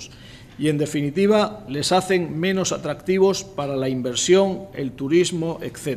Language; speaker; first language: Spanish; native; Spanish